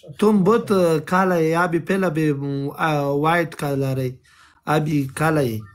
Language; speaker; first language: Hindi; non-native, local second language; Pashto